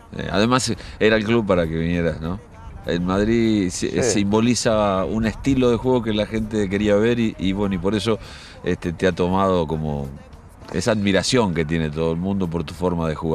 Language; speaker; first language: Spanish; native; Spanish